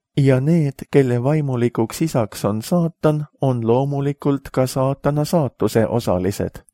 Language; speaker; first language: Estonian; native; Estonian